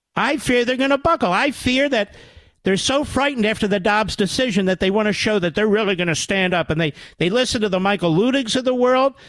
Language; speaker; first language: English; native; English